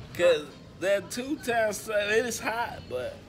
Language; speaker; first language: English; native; English